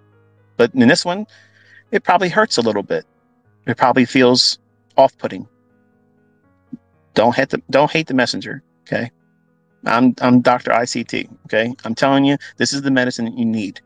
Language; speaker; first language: English; native; English